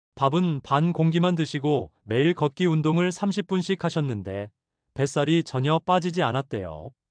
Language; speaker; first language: Korean; native; Korean